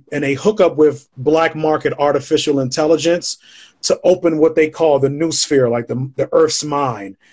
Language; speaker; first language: English; native; English